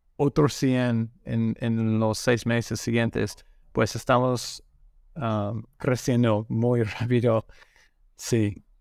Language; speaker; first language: Spanish; non-native, learner; English